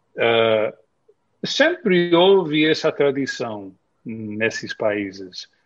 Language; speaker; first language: Portuguese; non-native, fluent; English